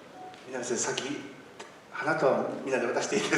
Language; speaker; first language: Japanese; native; Japanese